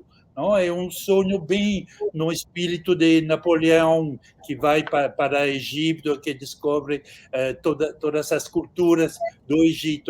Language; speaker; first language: Portuguese; non-native, fluent; French